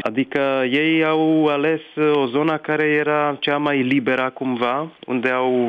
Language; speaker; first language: Romanian; non-native, fluent; Czech